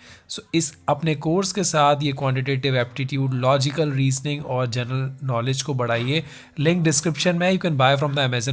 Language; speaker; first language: Hindi; native; Hindi